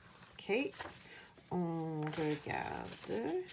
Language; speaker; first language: French; non-native, fluent; English